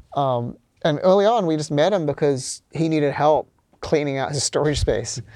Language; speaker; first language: English; native; English